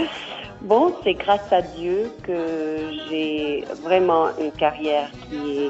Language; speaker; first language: French; non-native, fluent; Kabuverdianu